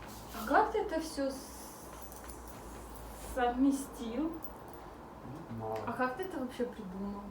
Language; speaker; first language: Russian; native; Russian